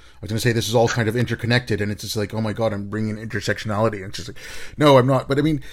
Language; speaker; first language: English; non-native, local second language; Urdu